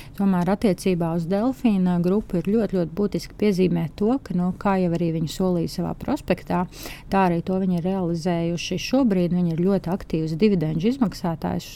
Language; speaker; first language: Latvian; native; Latvian